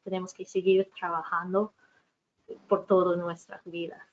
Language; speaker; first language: Spanish; non-native, fluent; English